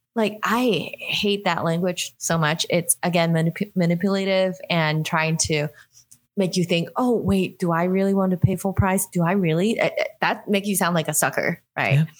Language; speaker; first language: English; non-native, local second language; Cantonese